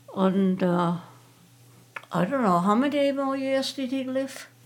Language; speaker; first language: English; non-native, fluent; German